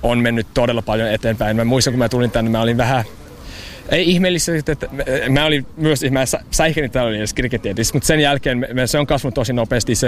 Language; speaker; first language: Finnish; non-native, learner; English